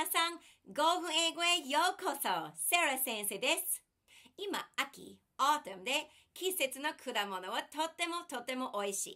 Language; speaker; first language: Japanese; non-native, fluent; English